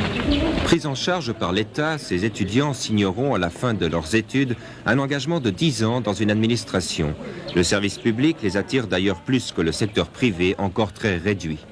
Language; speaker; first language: French; native; French